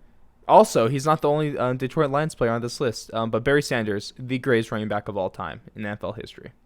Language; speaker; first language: English; native; English